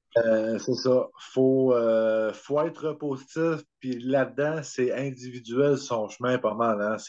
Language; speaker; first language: French; native; French